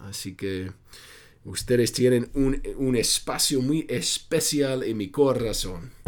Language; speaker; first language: Spanish; non-native, fluent; English